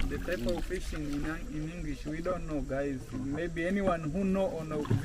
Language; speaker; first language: English; non-native, fluent; Rundi